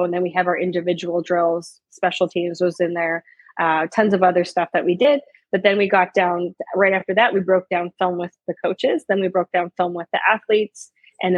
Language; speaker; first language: English; native; English